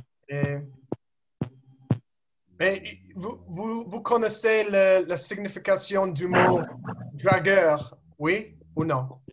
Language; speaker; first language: French; non-native, learner; English